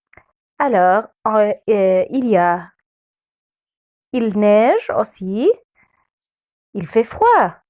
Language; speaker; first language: French; non-native, fluent; Arabic